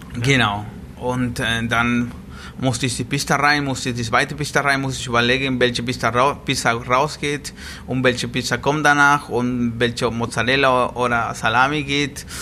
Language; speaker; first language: German; non-native, learner; Spanish